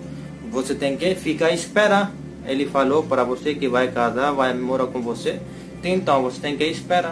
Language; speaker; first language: Portuguese; non-native, learner; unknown